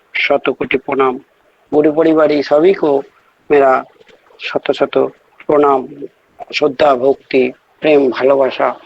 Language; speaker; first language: Hindi; non-native, local second language; Bangla